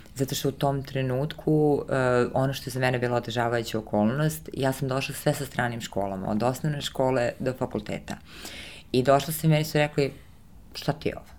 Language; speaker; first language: Serbian; early bilingual, heritage; Serbian